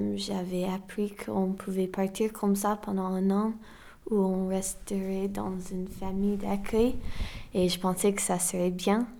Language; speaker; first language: French; non-native, fluent; English